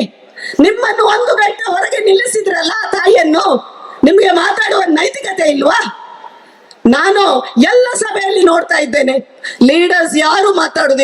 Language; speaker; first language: Kannada; native; Kannada